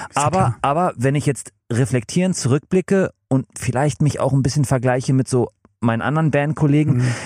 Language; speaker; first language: German; non-native, fluent; English